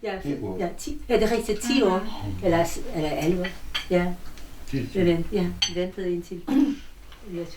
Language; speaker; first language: Danish; non-native, learner; Russian